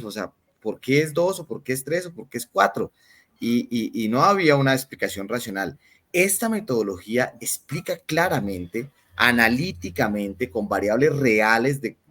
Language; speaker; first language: Spanish; native; Spanish